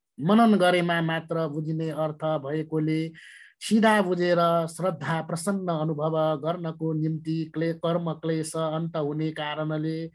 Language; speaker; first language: Nepali; non-native, local second language; Newari